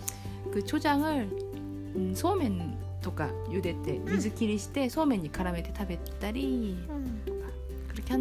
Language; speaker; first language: Japanese; non-native, fluent; Korean